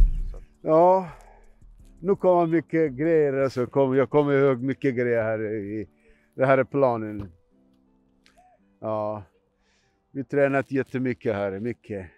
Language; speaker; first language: Swedish; non-native, learner; Persian